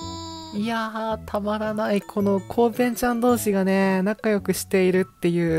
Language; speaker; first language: Japanese; native; Japanese